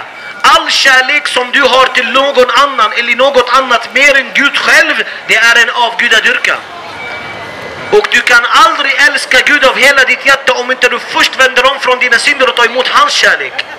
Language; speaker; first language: Swedish; non-native, fluent; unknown